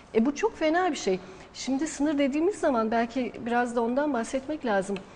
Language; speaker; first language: Turkish; native; Turkish